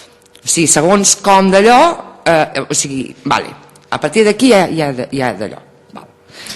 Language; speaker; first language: Catalan; native; Catalan